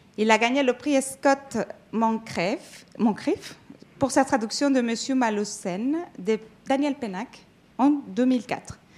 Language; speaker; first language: French; non-native, fluent; Spanish